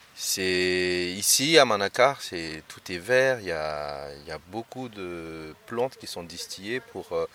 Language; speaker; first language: French; non-native, local second language; Malagasy